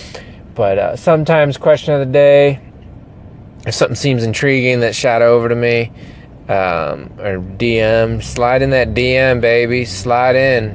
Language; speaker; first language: English; native; English